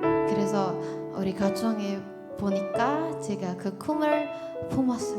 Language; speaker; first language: Korean; non-native, learner; Indonesian